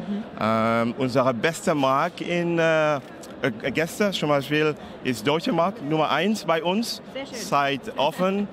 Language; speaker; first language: German; non-native, learner; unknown